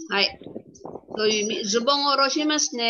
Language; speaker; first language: Japanese; non-native, fluent; Filipino